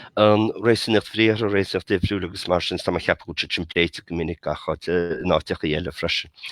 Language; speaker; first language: Irish; native; Irish